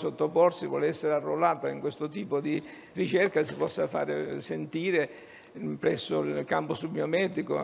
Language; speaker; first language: Italian; native; Italian